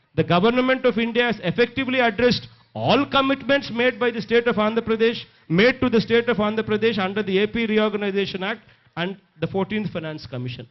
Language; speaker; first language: English; non-native, local second language; Telugu